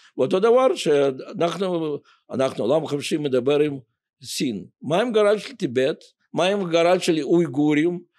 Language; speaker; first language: Hebrew; non-native, fluent; Russian